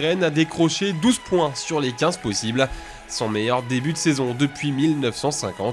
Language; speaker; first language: French; native; French